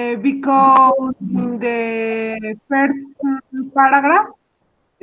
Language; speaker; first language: English; non-native, learner; Spanish